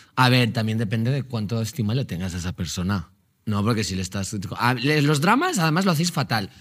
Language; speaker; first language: Spanish; native; Spanish